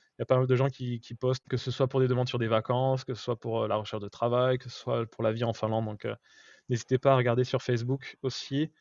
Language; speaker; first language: French; native; French